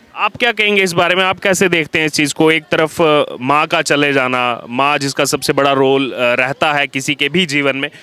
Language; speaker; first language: Hindi; native; Hindi